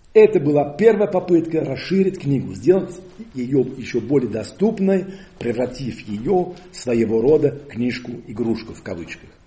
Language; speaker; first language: Russian; non-native, fluent; Occitan